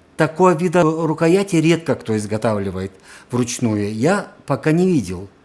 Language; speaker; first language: Russian; non-native, local second language; Karachay-Balkar